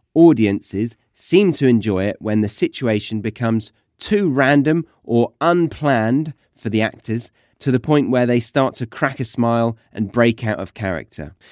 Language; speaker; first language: English; native; English